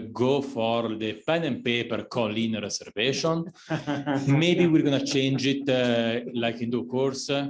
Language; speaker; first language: English; non-native, fluent; Italian